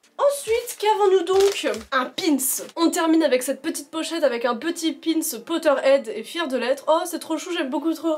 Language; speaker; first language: French; native; French